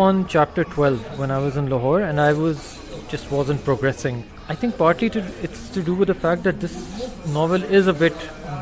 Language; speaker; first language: English; non-native, local second language; Urdu